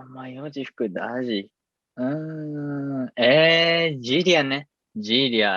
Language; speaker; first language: Portuguese; non-native, fluent; Japanese